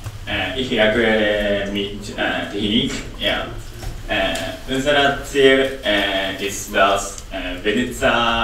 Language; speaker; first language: German; non-native, learner; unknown